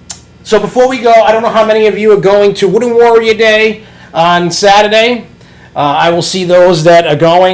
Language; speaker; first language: English; native; English